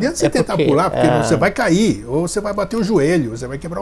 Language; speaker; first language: Portuguese; native; Portuguese